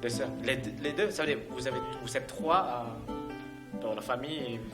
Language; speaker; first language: French; non-native, learner; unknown